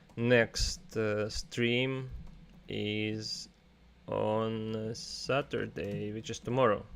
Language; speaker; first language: English; non-native, fluent; Russian